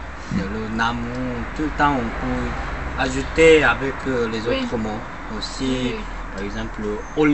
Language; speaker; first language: French; non-native, learner; Korean